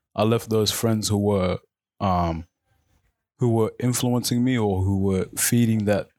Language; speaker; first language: English; non-native, local second language; Arabic